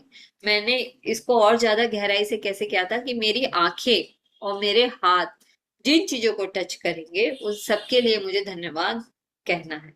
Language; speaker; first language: Hindi; native; Hindi